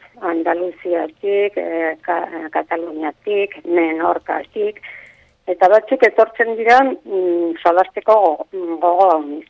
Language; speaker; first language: Basque; non-native, local second language; Spanish